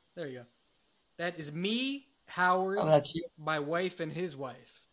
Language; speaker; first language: English; native; English